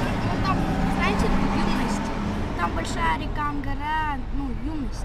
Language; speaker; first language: Russian; non-native, learner; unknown